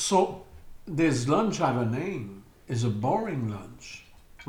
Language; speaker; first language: English; non-native, learner; French